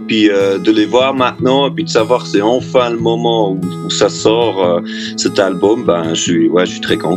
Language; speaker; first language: French; non-native, local second language; German